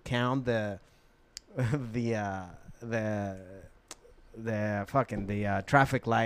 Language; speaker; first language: English; non-native, fluent; Spanish